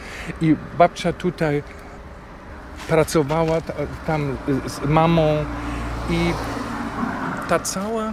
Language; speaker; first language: Polish; non-native, fluent; German